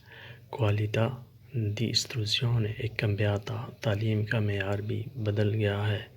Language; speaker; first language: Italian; non-native, learner; Urdu